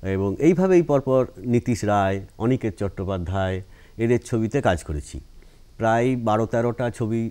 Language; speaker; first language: Bangla; native; Bangla